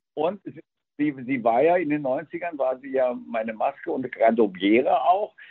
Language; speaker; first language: German; early bilingual, other home language; Spanish